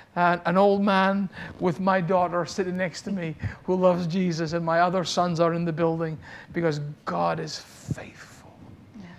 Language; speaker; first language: English; native; English